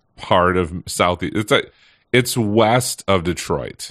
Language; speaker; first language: English; native; English